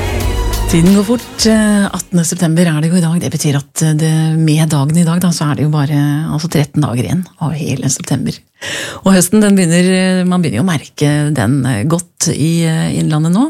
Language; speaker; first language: Norwegian; native; Norwegian